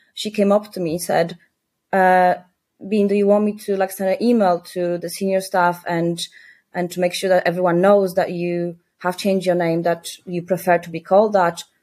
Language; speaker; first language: English; non-native, fluent; Polish